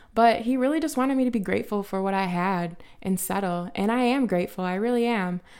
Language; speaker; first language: English; native; English